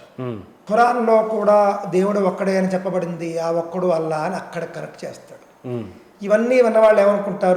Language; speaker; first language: Telugu; native; Telugu